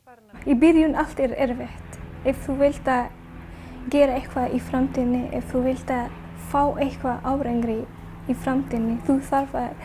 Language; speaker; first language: Icelandic; non-native, learner; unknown